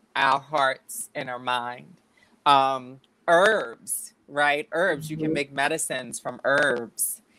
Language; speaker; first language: English; native; English